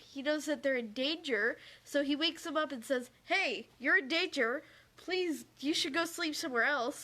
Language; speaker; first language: English; native; English